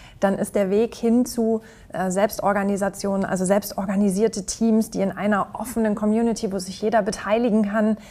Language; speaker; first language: German; native; German